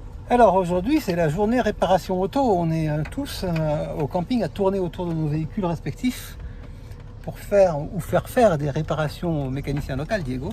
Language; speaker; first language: French; native; French